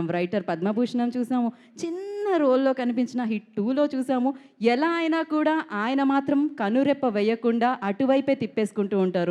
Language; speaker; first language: Telugu; native; Telugu